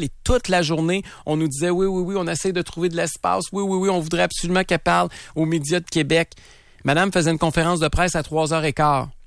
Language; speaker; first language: French; native; French